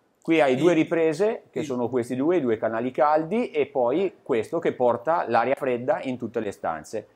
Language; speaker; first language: Italian; native; Italian